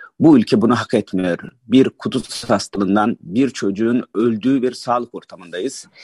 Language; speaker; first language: Turkish; native; Turkish